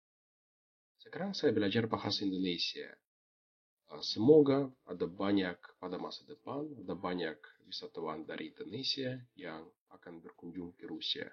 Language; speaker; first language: Indonesian; non-native, fluent; Russian